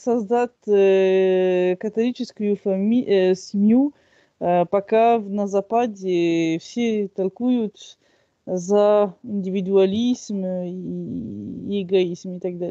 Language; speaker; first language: Russian; non-native, fluent; French